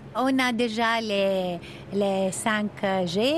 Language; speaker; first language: French; non-native, fluent; Greek